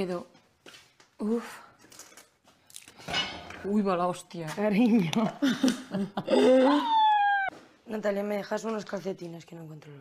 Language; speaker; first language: Spanish; native; Spanish